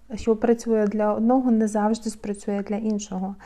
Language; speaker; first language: Ukrainian; native; Ukrainian